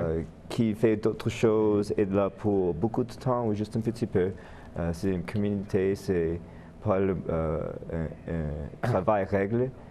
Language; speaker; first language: French; non-native, learner; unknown